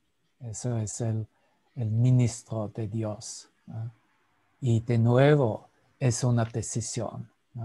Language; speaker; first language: Spanish; non-native, fluent; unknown